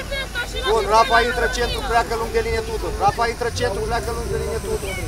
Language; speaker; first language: Romanian; native; Romanian